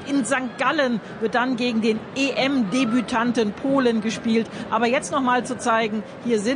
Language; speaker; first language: German; native; German